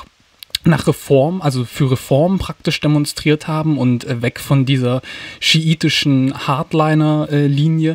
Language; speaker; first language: German; native; German